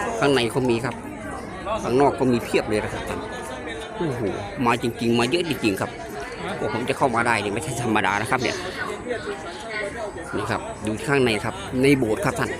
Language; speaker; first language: Thai; native; Thai